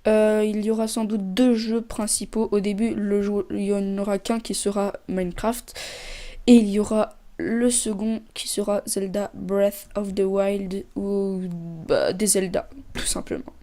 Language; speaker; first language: French; native; French